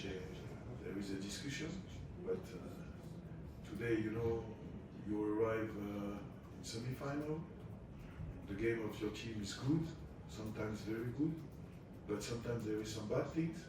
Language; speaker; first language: English; non-native, fluent; French